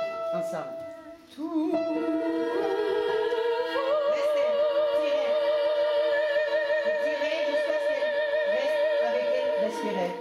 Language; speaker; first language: French; non-native, fluent; Armenian